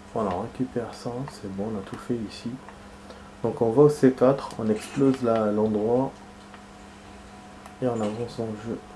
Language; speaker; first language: French; native; French